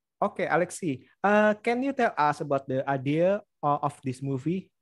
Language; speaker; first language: English; non-native, learner; Indonesian